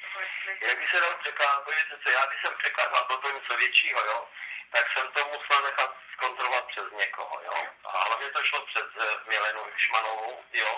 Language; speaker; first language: Czech; non-native, local second language; Romany